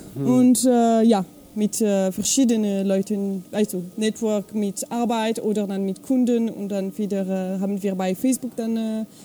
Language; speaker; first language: German; non-native, fluent; French